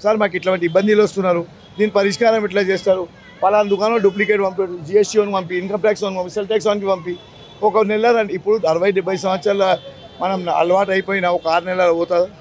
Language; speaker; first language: Telugu; non-native, local second language; Gujarati